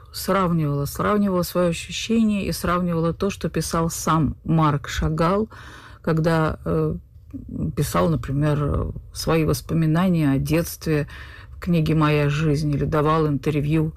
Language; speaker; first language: Russian; native; Russian